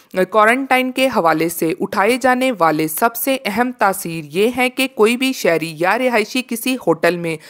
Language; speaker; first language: Urdu; native; Urdu